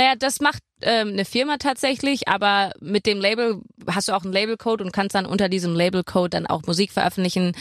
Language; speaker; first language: German; non-native, fluent; English